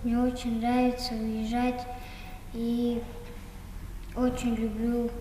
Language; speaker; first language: Russian; non-native, local second language; Ingush